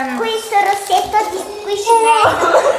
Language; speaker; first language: Italian; early bilingual, other home language; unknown